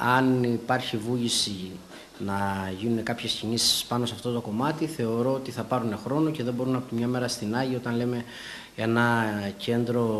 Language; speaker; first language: Greek; native; Greek